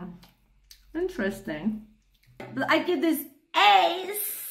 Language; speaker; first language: English; non-native, learner; Thai